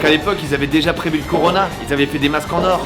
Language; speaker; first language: French; native; French